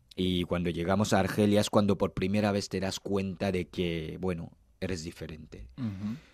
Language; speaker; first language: Spanish; non-native, fluent; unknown